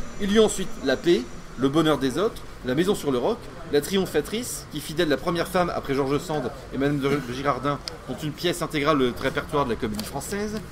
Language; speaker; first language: French; native; French